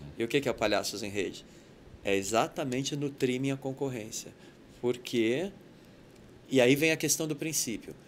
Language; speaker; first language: Portuguese; native; Portuguese